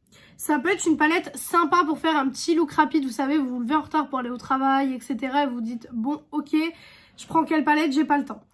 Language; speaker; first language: French; native; French